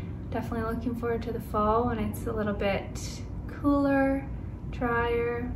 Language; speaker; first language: English; native; English